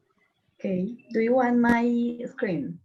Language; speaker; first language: English; non-native, learner; Spanish